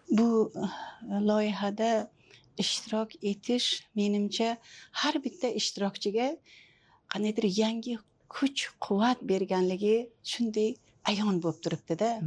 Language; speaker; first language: Uzbek; early bilingual, heritage; Uzbek